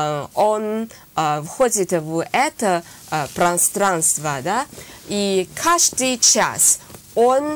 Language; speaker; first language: Russian; non-native, learner; Chinese